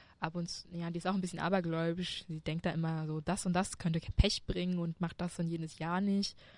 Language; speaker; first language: German; early bilingual, other home language; Chinese